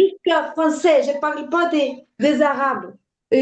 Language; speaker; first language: French; non-native, learner; Ukrainian